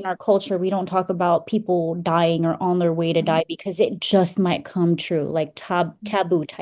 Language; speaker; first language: English; native; English